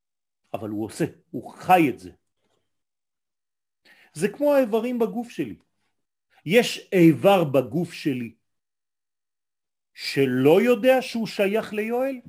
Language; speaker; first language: Hebrew; non-native, fluent; French